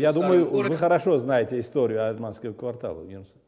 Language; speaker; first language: Russian; non-native, fluent; Armenian